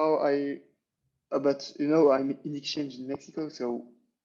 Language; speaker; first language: English; non-native, learner; French